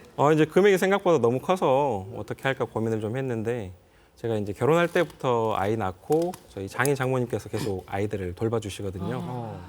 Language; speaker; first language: Korean; native; Korean